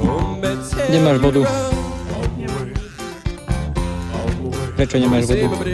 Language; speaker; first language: Polish; non-native, learner; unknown